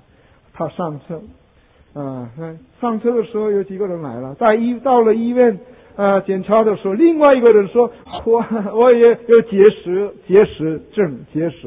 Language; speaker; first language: Chinese; non-native, fluent; Korean